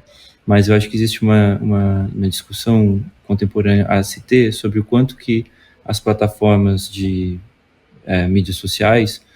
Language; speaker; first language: Portuguese; native; Portuguese